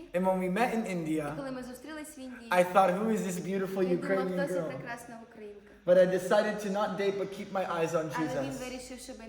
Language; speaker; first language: English; native; English